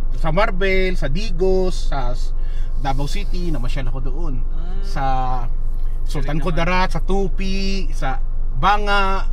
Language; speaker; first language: Filipino; native; Filipino